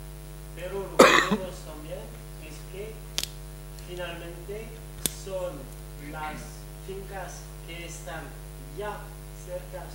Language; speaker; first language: Spanish; non-native, fluent; French